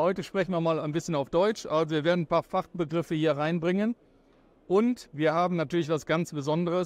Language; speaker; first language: German; native; German